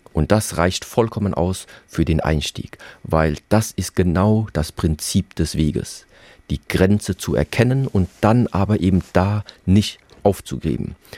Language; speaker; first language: German; early bilingual, other home language; Vietnamese